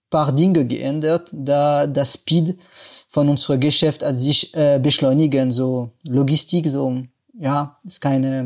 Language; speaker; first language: German; non-native, fluent; French